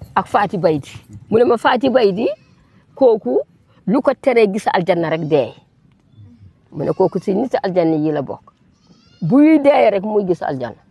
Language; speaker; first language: Wolof; non-native, local second language; Fula